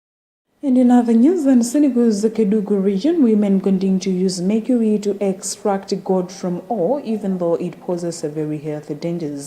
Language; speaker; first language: English; non-native, local second language; Nyanja